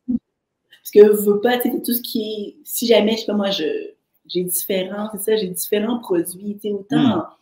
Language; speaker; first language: French; native; French